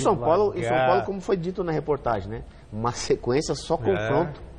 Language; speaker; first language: Portuguese; native; Portuguese